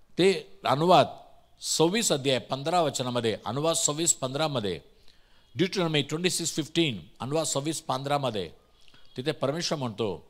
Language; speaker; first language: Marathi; non-native, local second language; Tamil